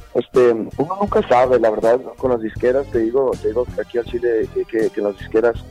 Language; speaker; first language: Spanish; early bilingual, heritage; Spanish